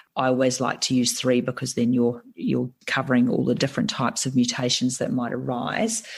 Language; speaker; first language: English; native; English